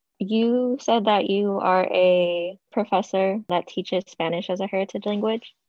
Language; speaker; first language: English; early bilingual, other home language; Spanish